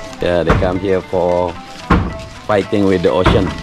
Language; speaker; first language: English; non-native, learner; Indonesian